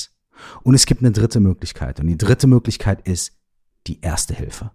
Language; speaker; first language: German; native; German